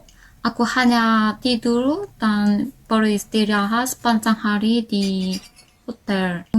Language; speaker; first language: Indonesian; non-native, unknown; Korean